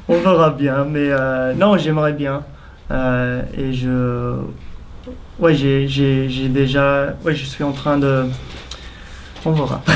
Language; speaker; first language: French; non-native, fluent; English